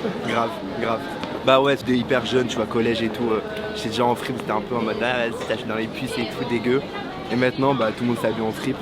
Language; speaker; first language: French; native; French